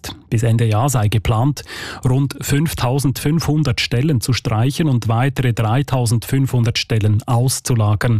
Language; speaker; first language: German; native; German